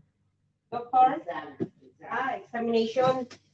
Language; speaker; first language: English; non-native, learner; Filipino